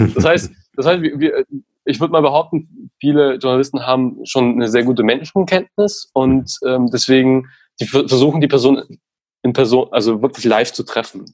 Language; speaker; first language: German; native; German